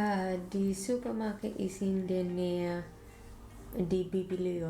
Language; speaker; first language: German; non-native, learner; English